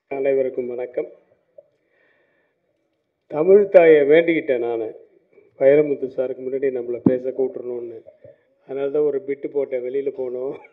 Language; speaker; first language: Tamil; native; Tamil